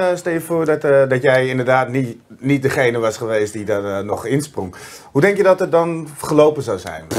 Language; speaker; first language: Dutch; native; Dutch